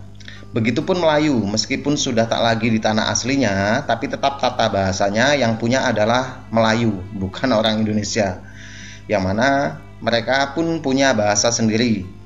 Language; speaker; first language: Indonesian; native; Indonesian